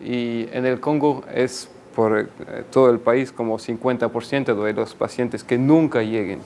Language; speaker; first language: Spanish; non-native, fluent; French